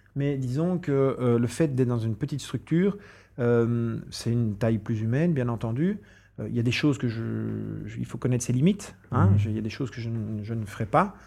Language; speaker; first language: French; non-native, fluent; English